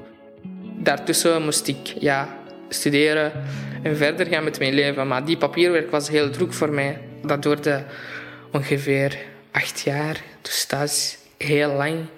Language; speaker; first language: Dutch; non-native, fluent; Arabic